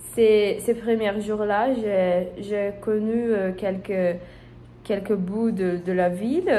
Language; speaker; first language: French; non-native, learner; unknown